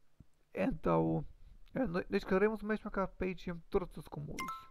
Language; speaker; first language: Portuguese; non-native, learner; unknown